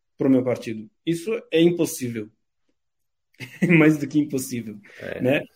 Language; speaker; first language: Portuguese; non-native, fluent; Turkish